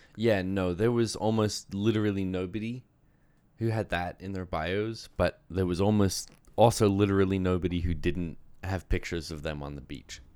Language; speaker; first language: English; native; English